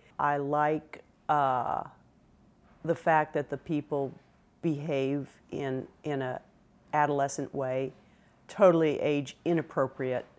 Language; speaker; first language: English; native; English